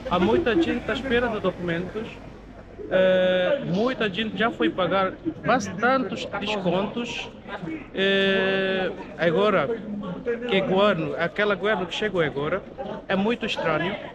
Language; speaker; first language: Portuguese; non-native, learner; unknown